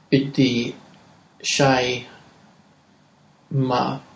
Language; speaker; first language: Arabic; non-native, learner; English